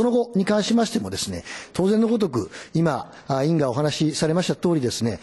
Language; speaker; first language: Japanese; native; Japanese